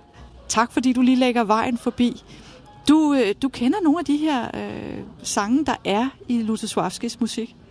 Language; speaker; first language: Danish; native; Danish